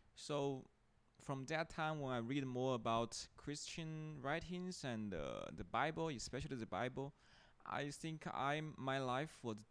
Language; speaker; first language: English; non-native, fluent; Chinese